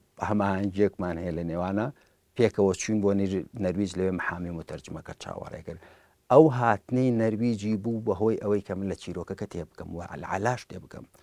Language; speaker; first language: Central Kurdish; early bilingual, heritage; Central Kurdish